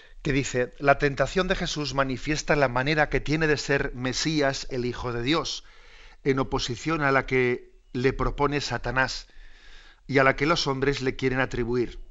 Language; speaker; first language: Spanish; native; Spanish